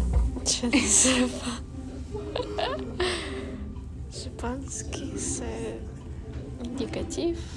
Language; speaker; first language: French; non-native, learner; Ukrainian